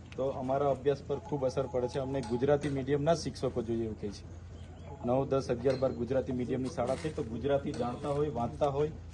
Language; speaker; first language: Gujarati; native; Gujarati